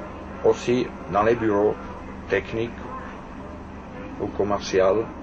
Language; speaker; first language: French; non-native, fluent; German